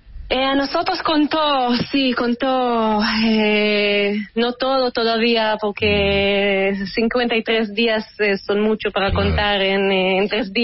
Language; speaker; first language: Spanish; early bilingual, heritage; Hebrew